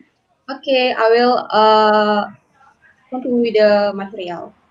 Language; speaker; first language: English; non-native, learner; Indonesian